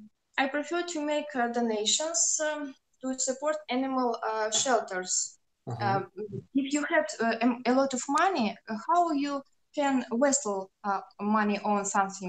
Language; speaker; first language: English; non-native, learner; Russian